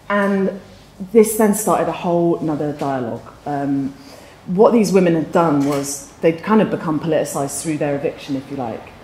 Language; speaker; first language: English; native; English